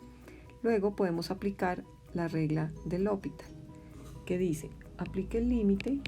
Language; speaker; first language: Spanish; native; Spanish